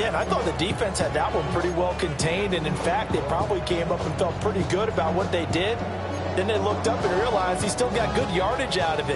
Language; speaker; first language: English; native; English